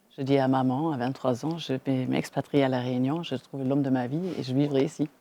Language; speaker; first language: French; non-native, fluent; German